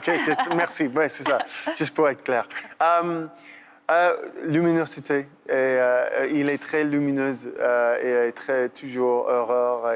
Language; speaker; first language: French; non-native, fluent; English